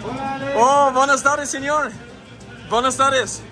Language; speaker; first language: Spanish; non-native, learner; German